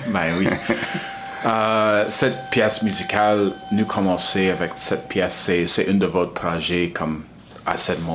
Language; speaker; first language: French; non-native, learner; English